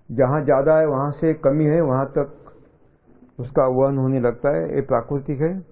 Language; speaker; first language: Hindi; non-native, local second language; Marathi